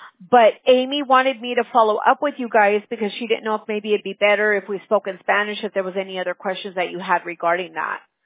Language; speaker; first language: English; early bilingual, other home language; Spanish